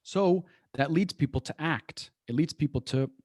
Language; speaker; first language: English; early bilingual, other home language; Persian